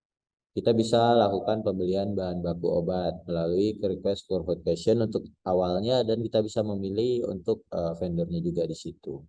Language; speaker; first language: Indonesian; native; Indonesian